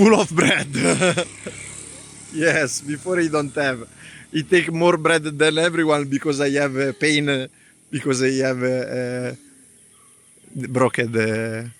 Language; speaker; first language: English; non-native, learner; Italian